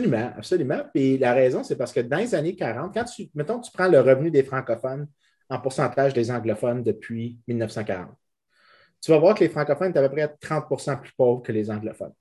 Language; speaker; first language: French; native; French